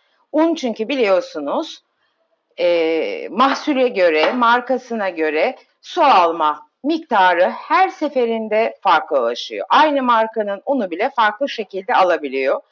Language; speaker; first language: Turkish; native; Turkish